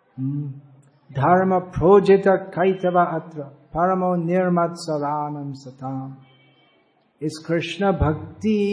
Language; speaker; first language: Hindi; non-native, fluent; English